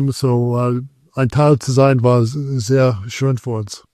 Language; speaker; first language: German; non-native, fluent; English